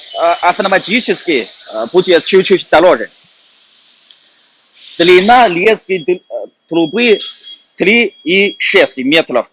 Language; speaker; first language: Russian; non-native, learner; Chinese